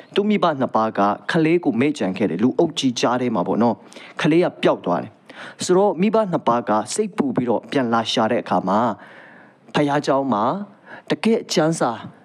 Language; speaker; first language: Burmese; native; Burmese